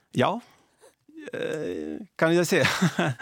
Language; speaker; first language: Icelandic; non-native, learner; Italian